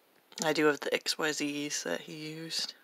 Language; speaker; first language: English; native; English